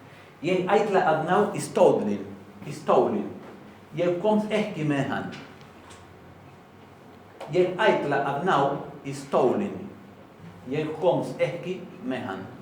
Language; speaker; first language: Icelandic; non-native, learner; Spanish